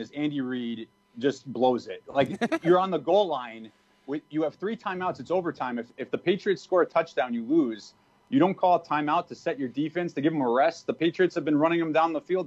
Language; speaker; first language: English; native; English